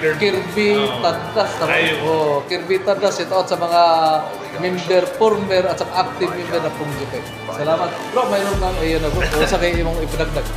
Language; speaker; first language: Filipino; non-native, local second language; Cebuano